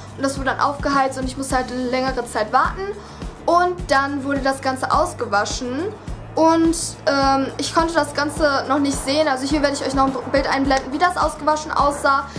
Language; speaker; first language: German; early bilingual, other home language; Vietnamese